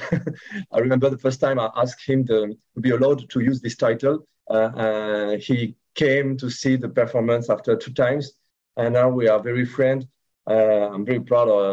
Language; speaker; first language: English; non-native, learner; French